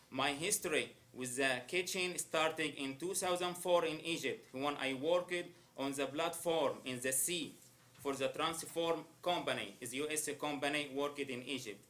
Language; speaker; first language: English; non-native, learner; Arabic